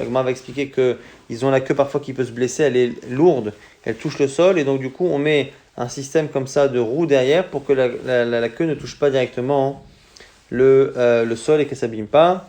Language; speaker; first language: French; native; French